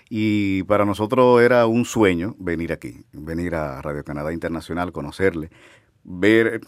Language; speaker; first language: Spanish; native; Spanish